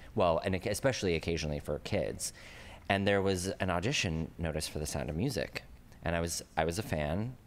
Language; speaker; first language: English; native; English